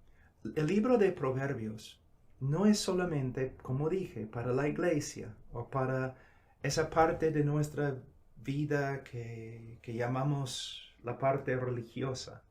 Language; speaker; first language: Spanish; non-native, fluent; English